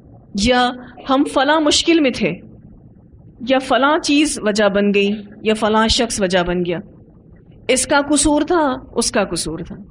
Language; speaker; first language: Urdu; native; Urdu